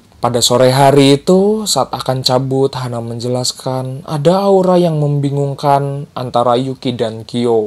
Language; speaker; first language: Indonesian; native; Indonesian